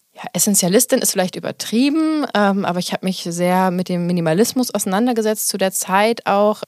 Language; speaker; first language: German; native; German